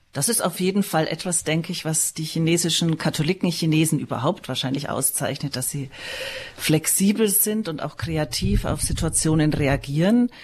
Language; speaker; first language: German; native; German